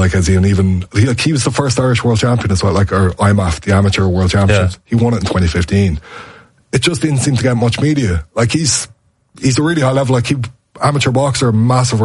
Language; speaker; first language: English; native; English